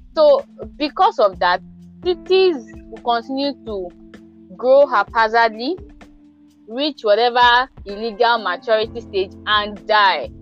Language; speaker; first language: English; non-native, local second language; Yoruba